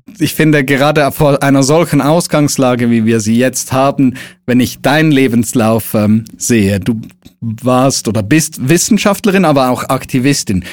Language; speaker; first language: German; native; German